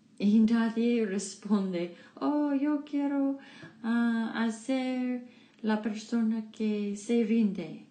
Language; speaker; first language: Spanish; non-native, learner; English